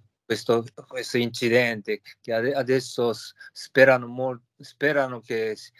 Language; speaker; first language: Italian; non-native, fluent; Japanese